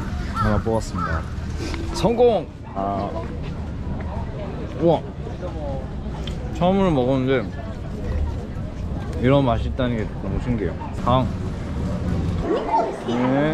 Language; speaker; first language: Korean; early bilingual, heritage; English